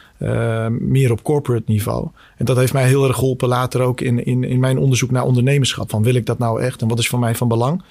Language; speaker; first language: Dutch; early bilingual, other home language; Albanian